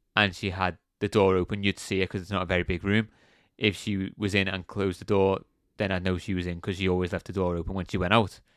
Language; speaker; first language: English; native; English